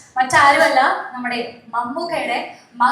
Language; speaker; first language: Malayalam; native; Malayalam